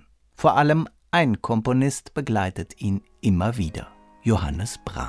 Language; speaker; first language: German; native; German